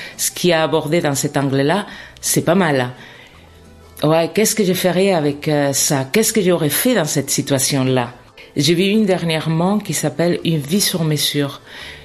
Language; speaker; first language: French; non-native, fluent; Spanish